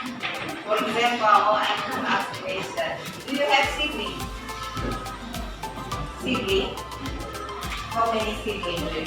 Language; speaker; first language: English; non-native, fluent; Indonesian